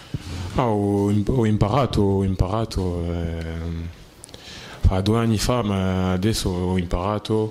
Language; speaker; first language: Italian; non-native, learner; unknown